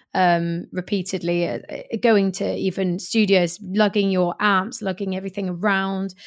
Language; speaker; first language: English; native; English